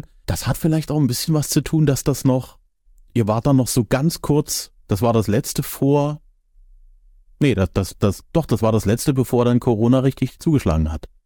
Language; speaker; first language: German; native; German